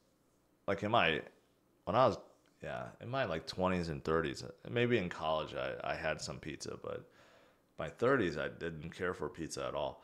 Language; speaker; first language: English; native; English